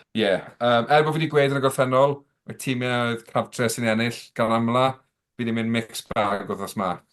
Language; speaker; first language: Welsh; native; Welsh